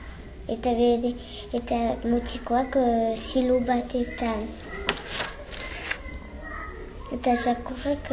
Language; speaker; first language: Basque; non-native, local second language; French